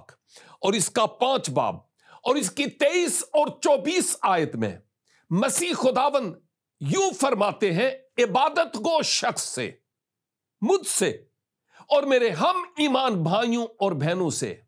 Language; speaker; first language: Urdu; native; Urdu